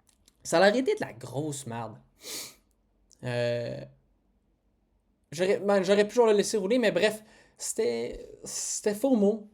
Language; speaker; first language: French; native; French